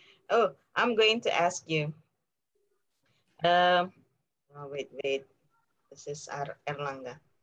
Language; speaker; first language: English; non-native, fluent; Indonesian